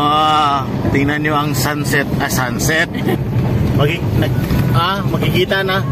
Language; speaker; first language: Filipino; early bilingual, heritage; Filipino